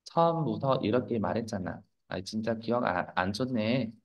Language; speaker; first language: Korean; non-native, fluent; Vietnamese